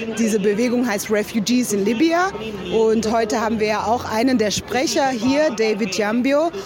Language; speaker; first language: German; native; German